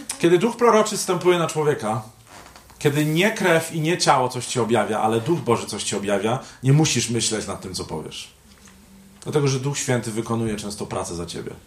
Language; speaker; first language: Polish; native; Polish